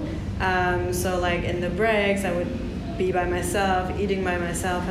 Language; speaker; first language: English; non-native, fluent; German